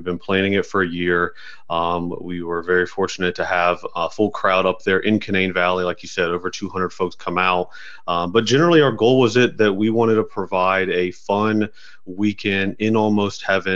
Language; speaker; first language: English; native; English